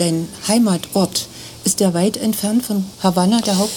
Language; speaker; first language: German; native; German